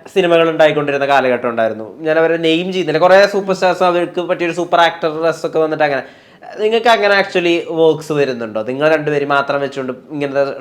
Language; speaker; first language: Malayalam; native; Malayalam